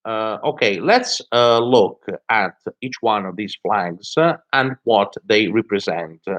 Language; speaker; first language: English; non-native, fluent; Italian